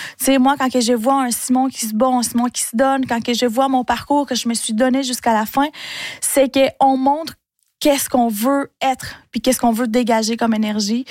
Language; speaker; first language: French; non-native, fluent; Spanish